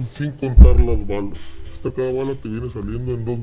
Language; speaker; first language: Spanish; native; Spanish